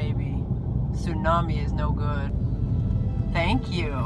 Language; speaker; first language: English; native; English